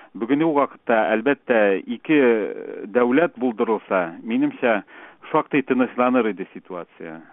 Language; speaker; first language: Tatar; native; Tatar